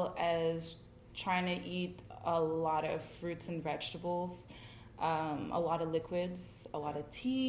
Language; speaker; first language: English; native; English